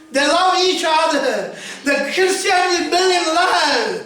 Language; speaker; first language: English; non-native, local second language; Tamil